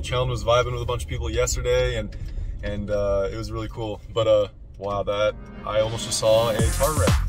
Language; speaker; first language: English; native; English